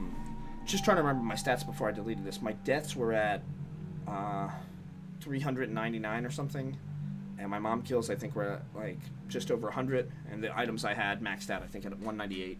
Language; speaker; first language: English; native; English